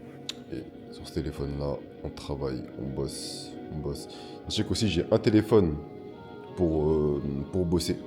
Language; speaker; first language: French; native; French